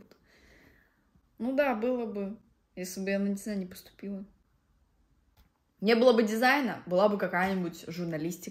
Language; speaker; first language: Russian; native; Russian